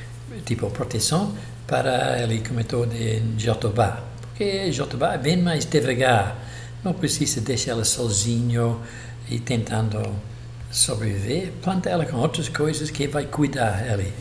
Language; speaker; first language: Portuguese; non-native, fluent; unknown